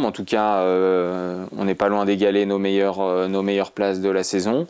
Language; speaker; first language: French; native; French